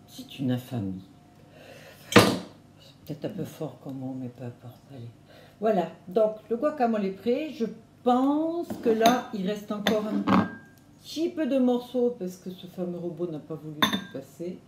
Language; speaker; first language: French; native; French